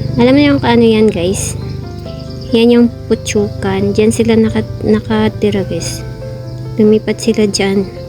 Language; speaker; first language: Filipino; non-native, local second language; Cebuano